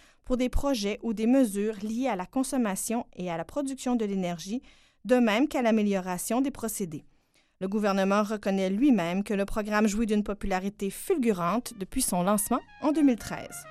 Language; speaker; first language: French; native; French